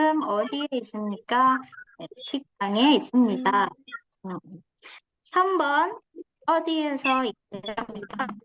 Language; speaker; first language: Korean; non-native, fluent; Indonesian